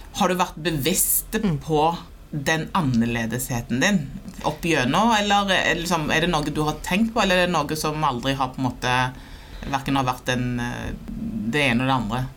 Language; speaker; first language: Norwegian; early bilingual, other home language; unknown